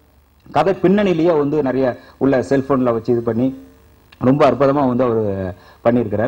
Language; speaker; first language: Tamil; native; Tamil